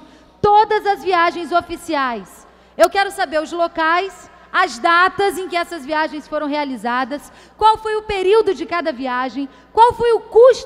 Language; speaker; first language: Portuguese; native; Portuguese